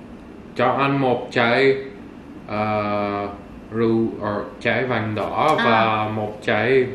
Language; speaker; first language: Vietnamese; non-native, learner; English